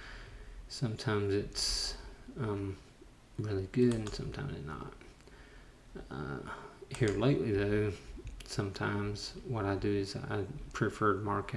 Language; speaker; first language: English; native; English